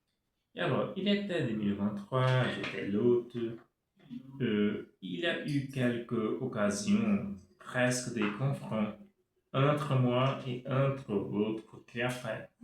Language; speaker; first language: French; non-native, fluent; Portuguese